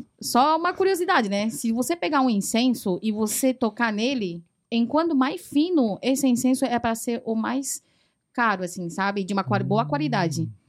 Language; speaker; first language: Portuguese; early bilingual, other home language; Chinese